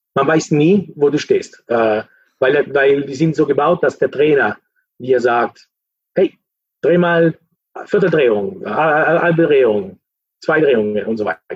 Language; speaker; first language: German; non-native, fluent; Italian